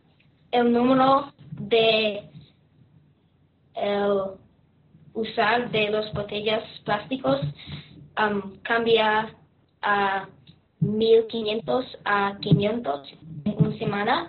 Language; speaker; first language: Spanish; non-native, learner; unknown